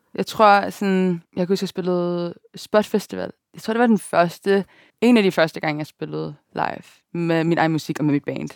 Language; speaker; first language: Danish; early bilingual, other home language; Japanese